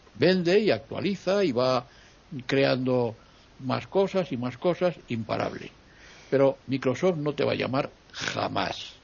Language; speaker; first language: Spanish; native; Spanish